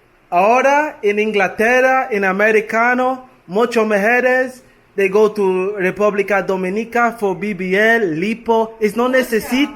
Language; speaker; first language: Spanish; non-native, learner; English